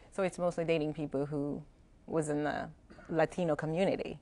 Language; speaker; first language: English; non-native, fluent; Spanish